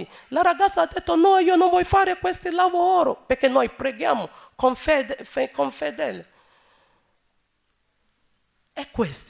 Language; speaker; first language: Italian; non-native, learner; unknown